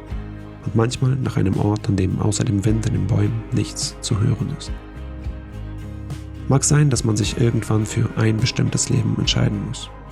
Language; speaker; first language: German; native; German